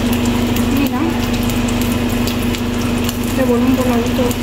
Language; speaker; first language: Spanish; native; Spanish